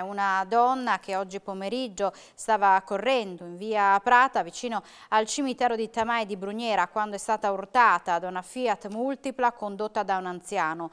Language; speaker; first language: Italian; native; Italian